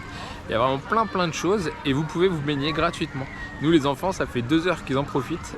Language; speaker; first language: French; native; French